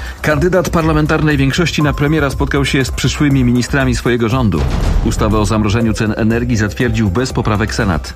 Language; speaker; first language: Polish; native; Polish